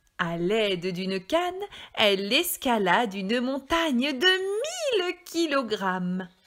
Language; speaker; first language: French; native; French